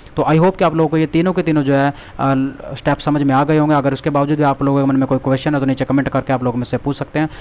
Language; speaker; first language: Hindi; native; Hindi